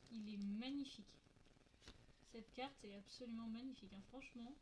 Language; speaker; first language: French; native; French